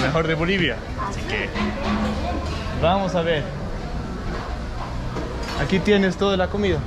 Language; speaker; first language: Spanish; non-native, learner; Danish